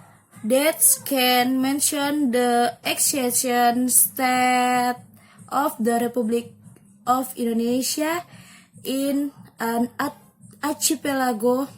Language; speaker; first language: English; non-native, learner; Indonesian